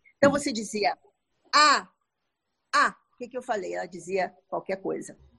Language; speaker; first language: Portuguese; native; Portuguese